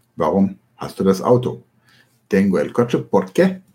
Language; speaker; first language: Spanish; non-native, learner; German